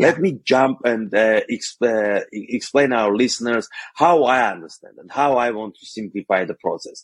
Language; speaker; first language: English; non-native, fluent; Armenian